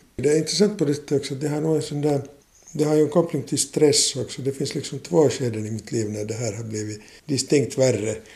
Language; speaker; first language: Swedish; native; Swedish